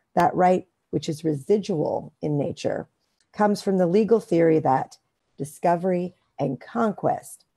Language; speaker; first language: English; native; English